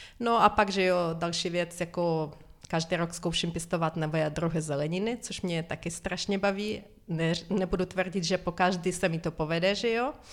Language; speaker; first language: Czech; non-native, fluent; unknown